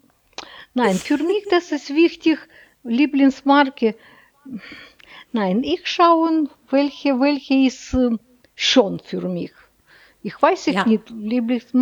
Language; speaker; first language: German; non-native, learner; Russian